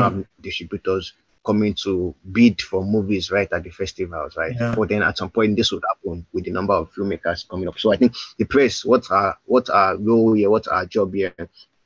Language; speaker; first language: English; non-native, local second language; Yoruba